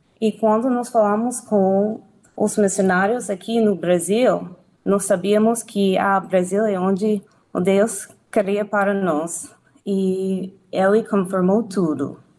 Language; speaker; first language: Portuguese; non-native, learner; English